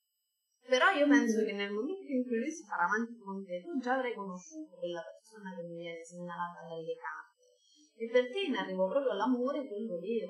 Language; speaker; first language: Italian; native; Italian